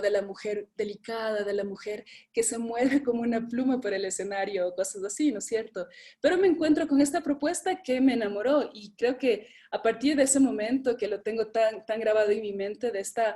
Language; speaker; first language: Spanish; native; Spanish